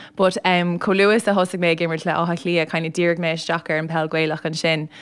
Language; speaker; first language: Irish; non-native, local second language; English